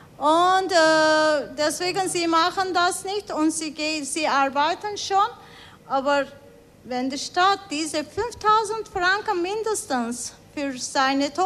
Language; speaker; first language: German; non-native, learner; Turkish